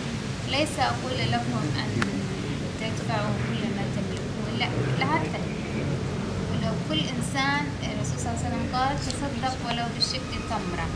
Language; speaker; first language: Arabic; native; Arabic